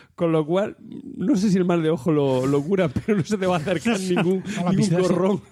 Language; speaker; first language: Spanish; native; Spanish